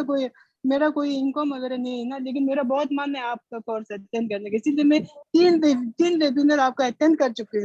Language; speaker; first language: Hindi; non-native, fluent; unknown